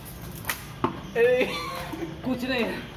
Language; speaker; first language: Hindi; native; Hindi